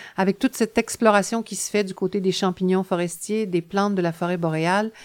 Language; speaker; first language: French; native; French